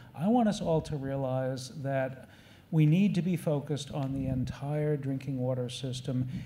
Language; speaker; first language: English; native; English